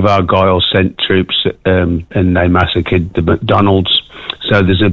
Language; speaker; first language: English; native; English